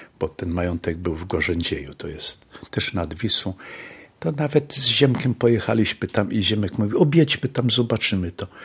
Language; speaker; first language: Polish; native; Polish